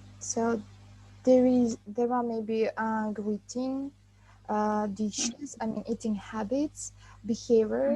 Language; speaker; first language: English; non-native, fluent; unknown